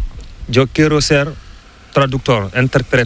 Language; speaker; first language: Spanish; non-native, learner; Fula